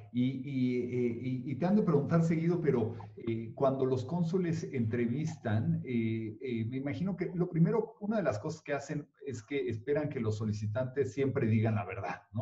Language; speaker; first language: Spanish; native; Spanish